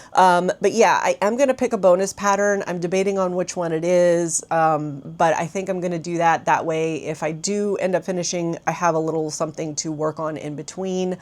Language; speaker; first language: English; native; English